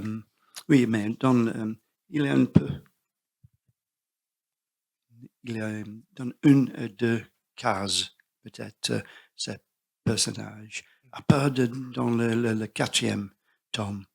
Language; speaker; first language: French; non-native, learner; English